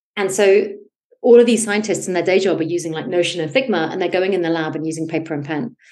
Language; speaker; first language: English; native; English